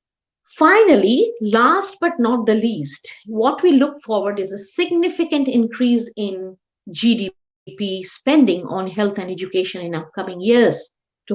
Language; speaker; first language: English; non-native, local second language; Bangla